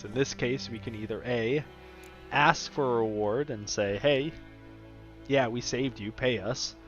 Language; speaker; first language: English; native; English